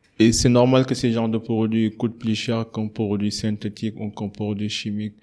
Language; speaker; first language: French; non-native, local second language; Wolof